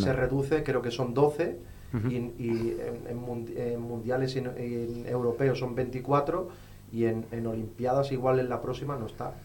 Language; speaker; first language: Spanish; non-native, local second language; Catalan